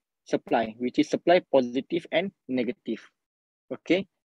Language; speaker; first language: English; non-native, local second language; Malay